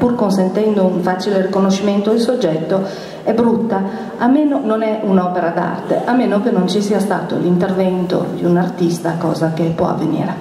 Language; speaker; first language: Italian; native; Italian